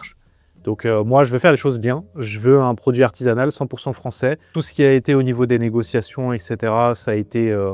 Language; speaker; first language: French; native; French